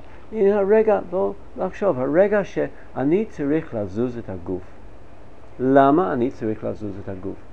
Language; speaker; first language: Hebrew; non-native, fluent; English